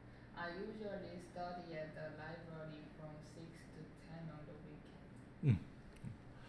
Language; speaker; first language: English; non-native, learner; Korean